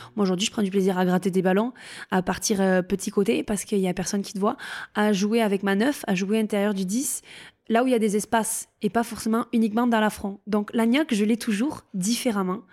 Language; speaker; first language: French; native; French